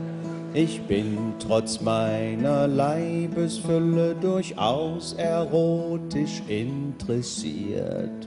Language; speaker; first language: German; native; German